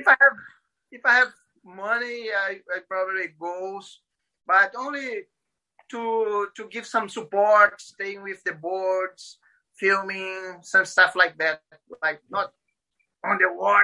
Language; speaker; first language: English; non-native, learner; Portuguese